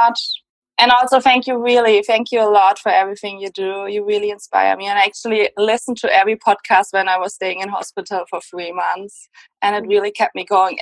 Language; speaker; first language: English; non-native, fluent; German